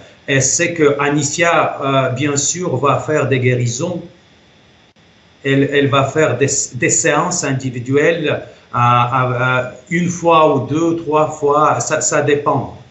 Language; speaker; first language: French; non-native, fluent; Russian